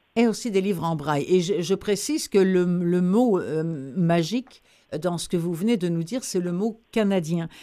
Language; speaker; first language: French; native; French